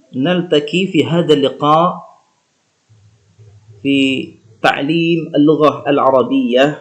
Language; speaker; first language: Arabic; non-native, fluent; Indonesian